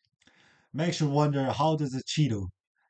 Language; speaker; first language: English; non-native, learner; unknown